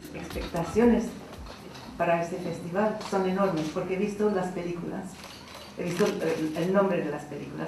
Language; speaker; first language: Spanish; non-native, fluent; English